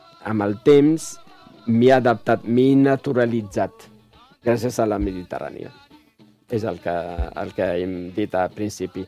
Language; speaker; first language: Catalan; non-native, fluent; Arabic